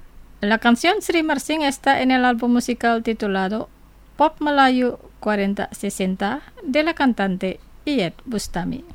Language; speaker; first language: Spanish; non-native, fluent; Indonesian